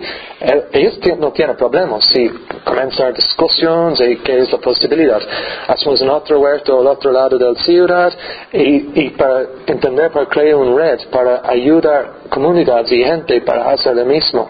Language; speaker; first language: Spanish; non-native, learner; English